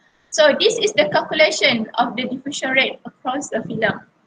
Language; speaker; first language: English; non-native, local second language; Malay